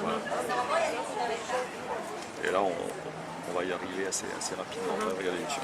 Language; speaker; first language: French; native; French